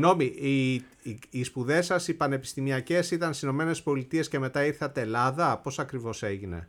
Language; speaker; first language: Greek; native; Greek